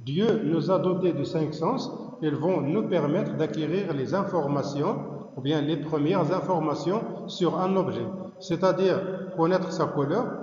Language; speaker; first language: French; non-native, local second language; Arabic